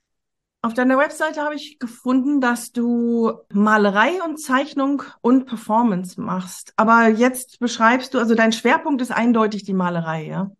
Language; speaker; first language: German; native; German